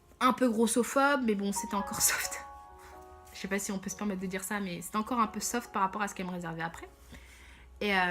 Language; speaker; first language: French; early bilingual, other home language; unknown